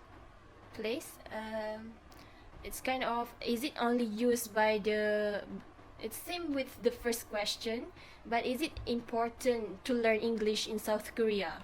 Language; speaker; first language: English; non-native, fluent; Malay